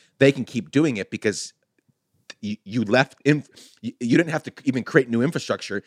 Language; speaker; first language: English; native; English